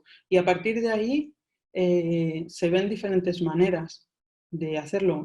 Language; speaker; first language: Spanish; native; Spanish